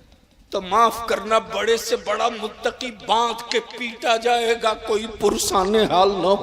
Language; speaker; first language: Urdu; native; Urdu